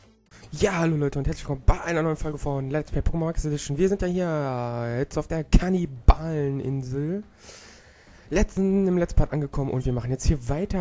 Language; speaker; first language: German; native; German